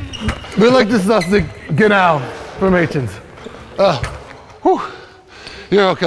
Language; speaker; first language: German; non-native, learner; English